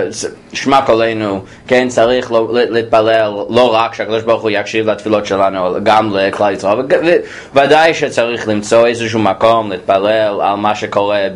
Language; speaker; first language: Hebrew; non-native, fluent; English